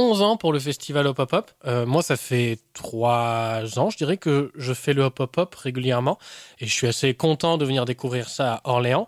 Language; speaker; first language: French; native; French